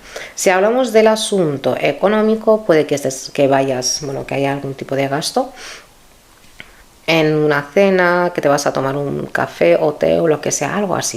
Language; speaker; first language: Spanish; native; Spanish